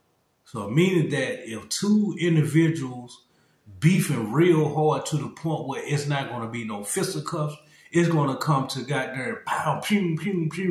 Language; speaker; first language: English; native; English